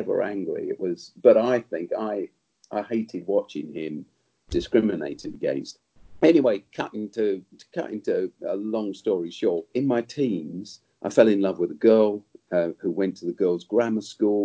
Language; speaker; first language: English; native; English